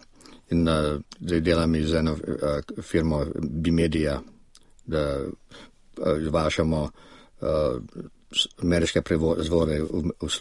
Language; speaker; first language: Slovenian; early bilingual, other home language; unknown